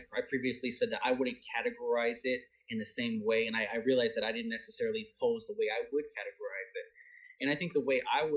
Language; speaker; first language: English; native; English